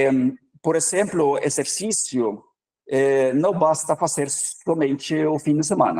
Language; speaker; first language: Portuguese; non-native, fluent; Norwegian